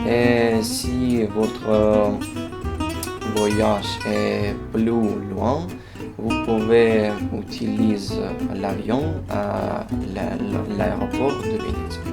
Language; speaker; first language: French; non-native, learner; Ukrainian